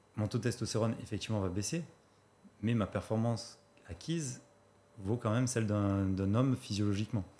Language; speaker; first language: French; native; French